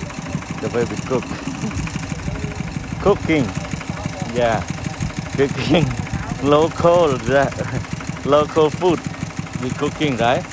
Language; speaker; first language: English; non-native, learner; Khmer